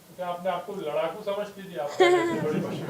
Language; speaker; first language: Hindi; native; Hindi